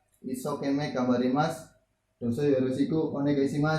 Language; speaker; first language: Japanese; non-native, learner; Indonesian